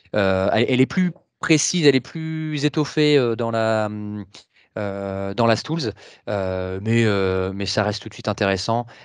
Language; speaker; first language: French; native; French